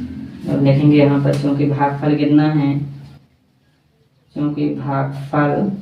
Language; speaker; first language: Hindi; native; Hindi